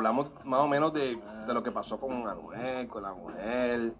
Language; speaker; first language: Spanish; native; Spanish